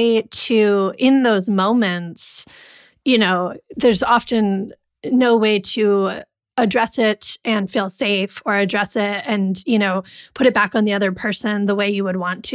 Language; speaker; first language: English; native; English